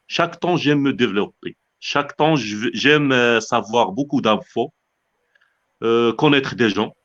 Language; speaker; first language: French; non-native, local second language; Arabic